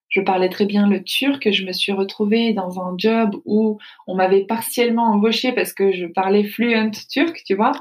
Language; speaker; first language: French; native; French